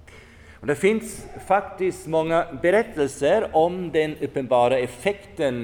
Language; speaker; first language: Swedish; non-native, fluent; German